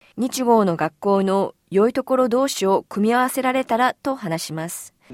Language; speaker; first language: Japanese; native; Japanese